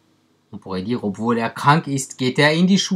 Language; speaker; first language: German; non-native, fluent; French